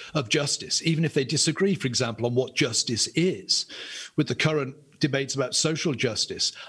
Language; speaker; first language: English; native; English